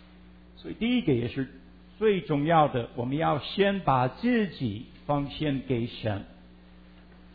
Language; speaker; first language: Chinese; early bilingual, heritage; Chinese